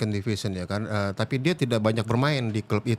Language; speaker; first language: Indonesian; native; Indonesian